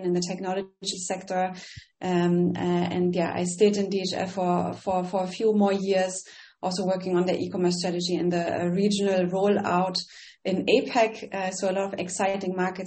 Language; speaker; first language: English; non-native, fluent; German